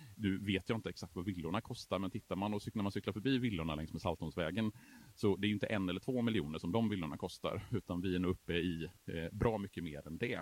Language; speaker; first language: Swedish; native; Swedish